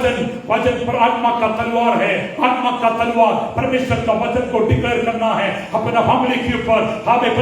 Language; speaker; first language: Hindi; non-native, local second language; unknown